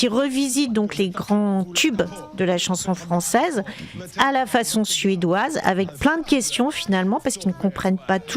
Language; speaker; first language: French; native; French